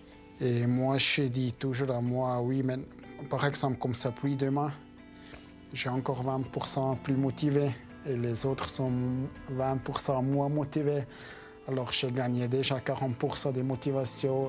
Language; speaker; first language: French; non-native, local second language; German